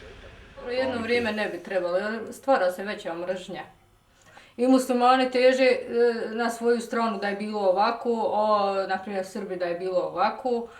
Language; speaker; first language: Bosnian; native; Bosnian